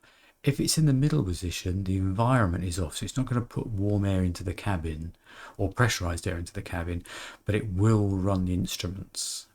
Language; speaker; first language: English; native; English